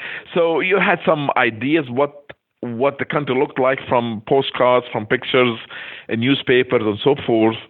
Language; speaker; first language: English; non-native, fluent; Hebrew